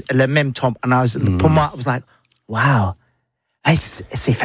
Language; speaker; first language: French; non-native, learner; English